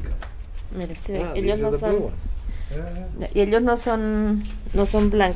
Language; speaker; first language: Spanish; native; Spanish